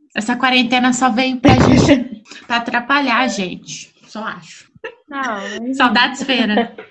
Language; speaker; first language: Portuguese; native; Portuguese